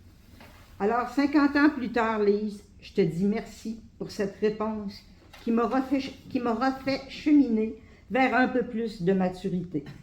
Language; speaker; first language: French; native; French